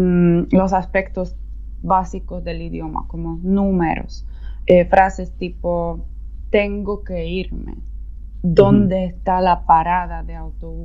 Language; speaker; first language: Spanish; non-native, fluent; Polish